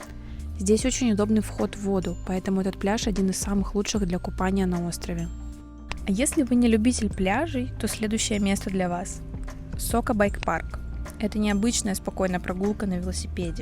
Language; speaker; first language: Russian; native; Russian